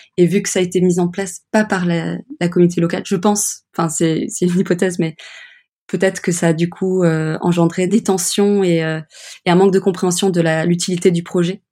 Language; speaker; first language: French; early bilingual, other home language; English